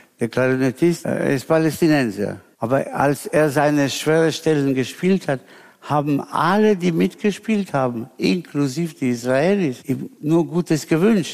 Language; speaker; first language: German; non-native, fluent; Spanish